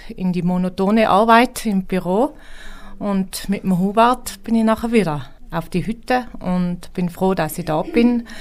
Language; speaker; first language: German; native; German